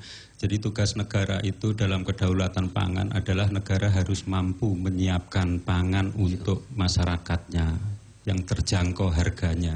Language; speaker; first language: Indonesian; non-native, local second language; Javanese